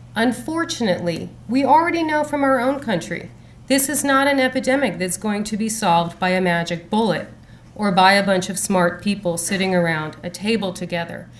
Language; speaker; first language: English; native; English